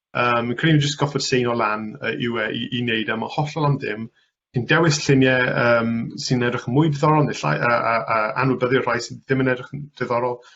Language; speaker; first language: Welsh; non-native, local second language; English